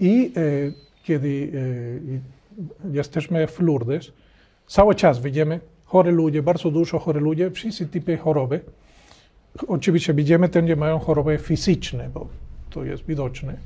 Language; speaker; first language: Polish; non-native, learner; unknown